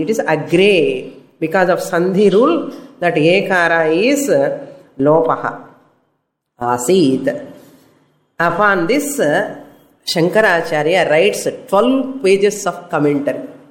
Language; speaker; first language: English; non-native, local second language; Tamil